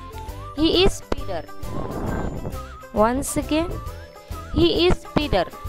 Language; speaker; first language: English; non-native, fluent; Indonesian